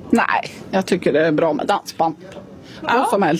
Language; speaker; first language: Swedish; native; Swedish